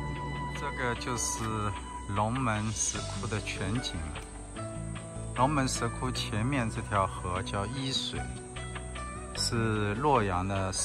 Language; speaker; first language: Chinese; native; Chinese